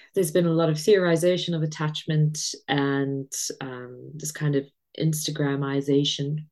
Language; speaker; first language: English; native; English